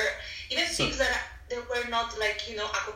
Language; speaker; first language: English; non-native, fluent; Spanish